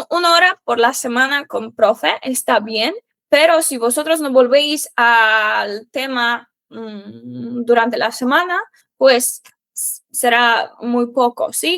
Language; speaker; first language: Spanish; non-native, fluent; Polish